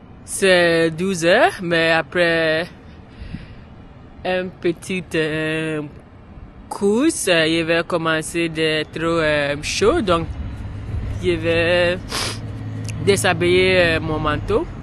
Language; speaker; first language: French; non-native, learner; English